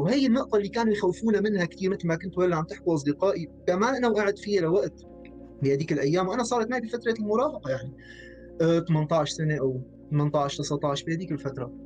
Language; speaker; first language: Arabic; native; Arabic